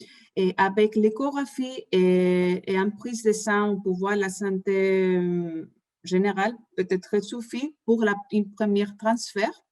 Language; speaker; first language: French; non-native, fluent; Spanish